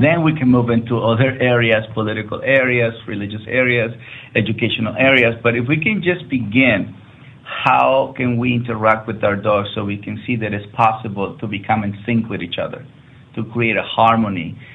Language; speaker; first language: English; non-native, fluent; Spanish